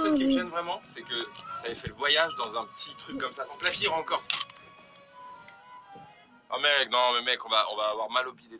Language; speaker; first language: French; native; French